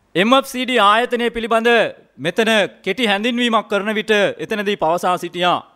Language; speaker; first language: Sinhala; non-native, local second language; Tamil